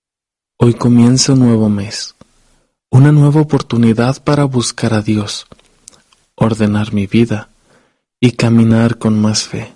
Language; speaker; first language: Spanish; native; Spanish